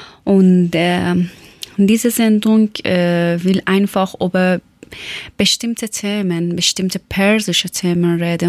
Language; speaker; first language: German; non-native, learner; Persian